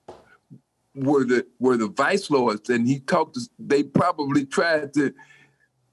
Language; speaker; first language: English; native; English